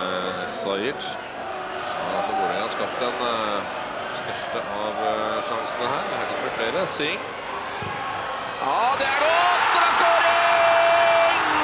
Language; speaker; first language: Norwegian; native; Norwegian